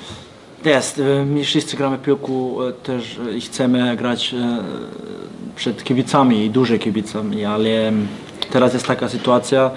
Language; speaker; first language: Polish; non-native, learner; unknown